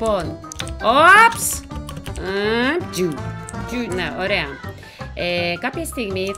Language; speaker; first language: Greek; native; Greek